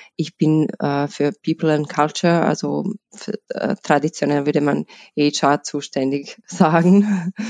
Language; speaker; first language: German; non-native, fluent; Bosnian